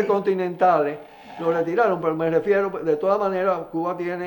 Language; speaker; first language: Spanish; native; Spanish